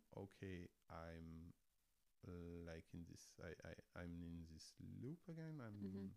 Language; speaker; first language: English; non-native, fluent; French